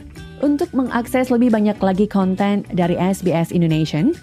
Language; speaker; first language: Indonesian; native; Indonesian